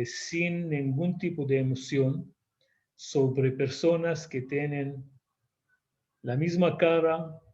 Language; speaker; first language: Spanish; non-native, fluent; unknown